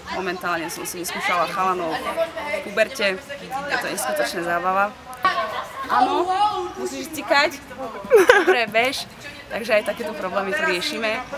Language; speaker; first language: Slovak; non-native, fluent; Dutch